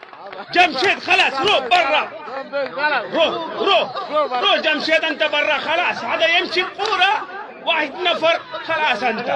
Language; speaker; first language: Arabic; non-native, learner; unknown